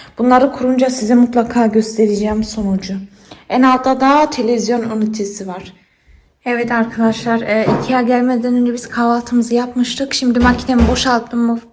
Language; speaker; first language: Turkish; early bilingual, heritage; Turkish